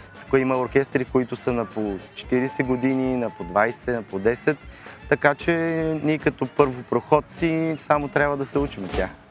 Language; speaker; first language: Bulgarian; early bilingual, heritage; Bulgarian